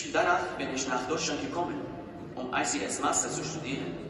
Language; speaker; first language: German; non-native, fluent; Arabic